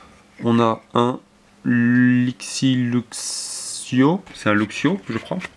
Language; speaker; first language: French; native; French